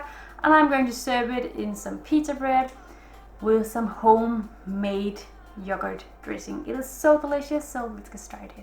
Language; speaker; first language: English; non-native, fluent; Danish